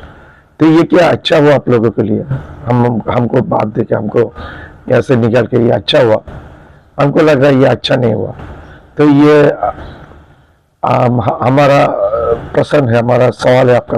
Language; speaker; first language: Hindi; non-native, learner; Bangla